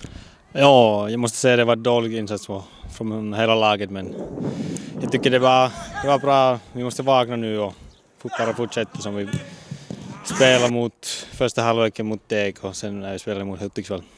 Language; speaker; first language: Swedish; non-native, learner; Finnish